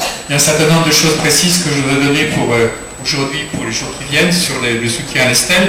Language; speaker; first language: French; native; French